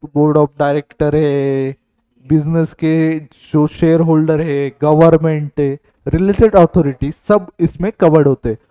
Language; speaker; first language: Hindi; non-native, local second language; Marathi